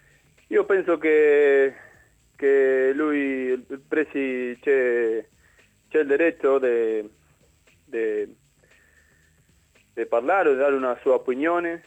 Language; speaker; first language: Italian; non-native, learner; Spanish